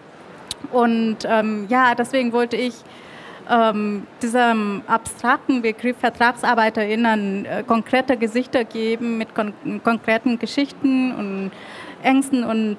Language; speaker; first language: German; early bilingual, other home language; Vietnamese